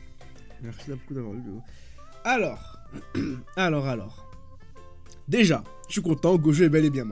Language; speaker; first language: French; native; French